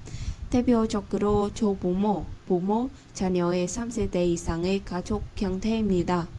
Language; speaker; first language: Korean; non-native, fluent; Vietnamese